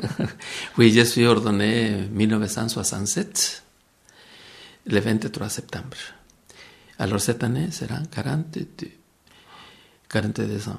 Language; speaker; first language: French; non-native, fluent; Spanish